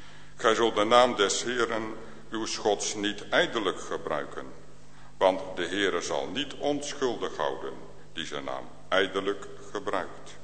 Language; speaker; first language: Dutch; native; Dutch